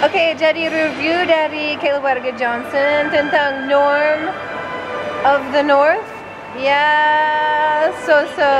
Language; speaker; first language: Indonesian; non-native, fluent; English